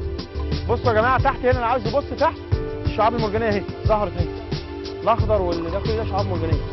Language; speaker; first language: Arabic; native; Arabic